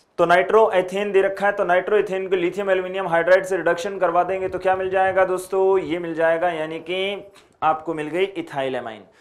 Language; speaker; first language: Hindi; native; Hindi